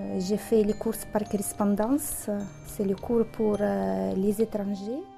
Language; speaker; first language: French; non-native, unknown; Russian